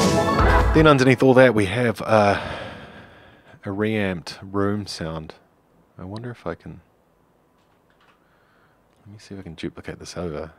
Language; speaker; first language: English; native; English